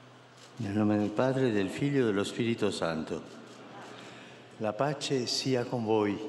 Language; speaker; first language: Italian; non-native, fluent; Spanish